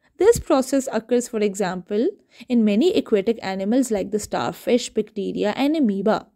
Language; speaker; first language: English; non-native, local second language; Urdu